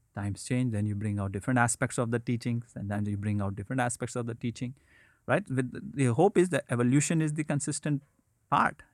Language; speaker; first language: English; non-native, local second language; Hindi